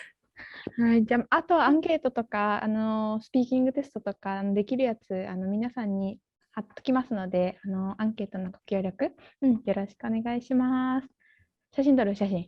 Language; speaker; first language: Japanese; native; Japanese